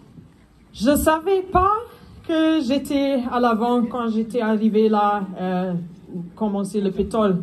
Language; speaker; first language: French; non-native, fluent; Afrikaans